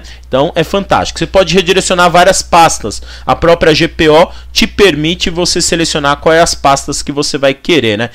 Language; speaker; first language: Portuguese; native; Portuguese